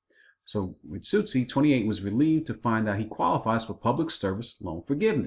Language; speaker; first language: English; native; English